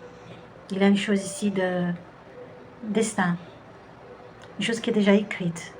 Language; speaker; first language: French; non-native, fluent; Portuguese